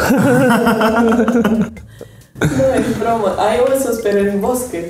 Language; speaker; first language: Spanish; non-native, learner; Russian